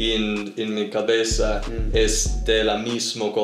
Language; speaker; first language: Spanish; non-native, learner; English